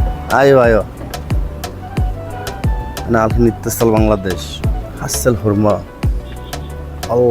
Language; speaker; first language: Arabic; non-native, learner; Bangla